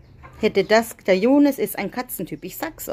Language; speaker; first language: German; native; German